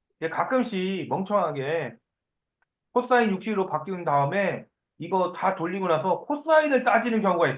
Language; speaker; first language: Korean; native; Korean